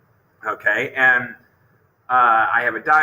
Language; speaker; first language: English; native; English